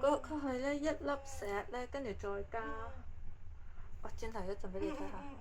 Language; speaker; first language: Cantonese; native; Cantonese